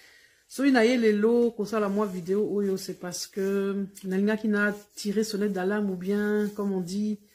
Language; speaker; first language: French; non-native, local second language; Lingala